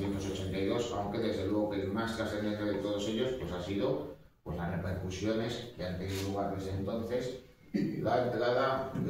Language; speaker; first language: Spanish; native; Spanish